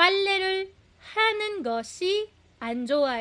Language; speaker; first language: Korean; non-native, fluent; Filipino